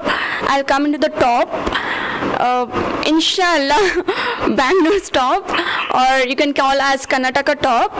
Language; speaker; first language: English; non-native, local second language; Kannada